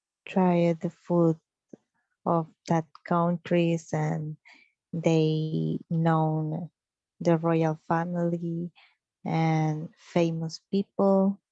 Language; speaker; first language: English; non-native, learner; Spanish